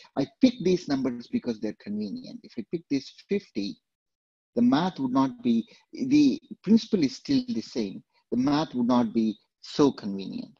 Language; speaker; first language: English; non-native, local second language; Telugu